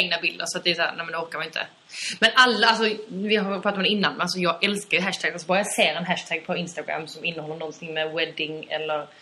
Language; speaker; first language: Swedish; native; Swedish